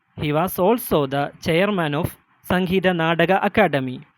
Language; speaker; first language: English; non-native, local second language; Malayalam